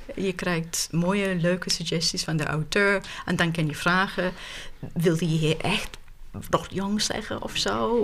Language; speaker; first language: Dutch; non-native, fluent; English